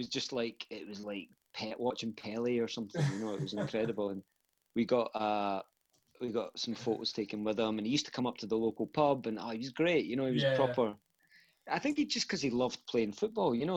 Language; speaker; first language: English; native; English